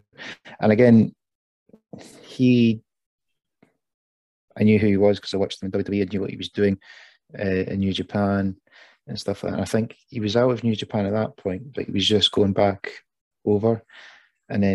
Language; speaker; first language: English; native; English